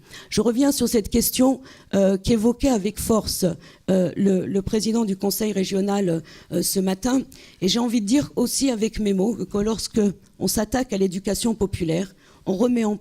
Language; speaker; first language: French; native; French